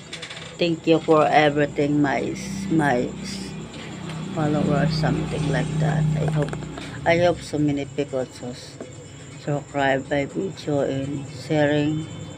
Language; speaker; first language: English; non-native, learner; Filipino